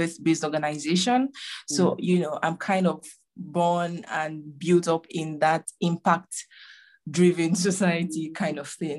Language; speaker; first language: English; non-native, local second language; Igbo